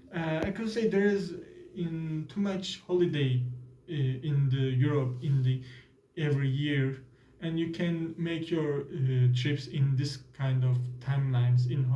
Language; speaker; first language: English; non-native, learner; Turkish